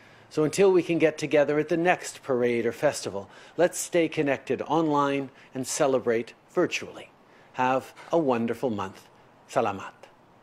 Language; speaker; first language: English; native; English